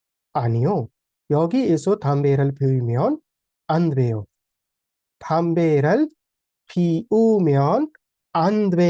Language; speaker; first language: Korean; non-native, fluent; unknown